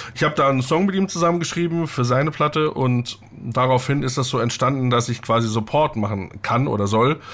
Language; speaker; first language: German; native; German